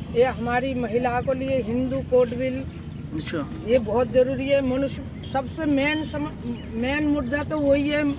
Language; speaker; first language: Hindi; native; Hindi